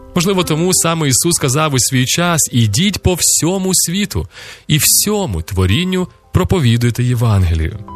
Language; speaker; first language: Ukrainian; native; Ukrainian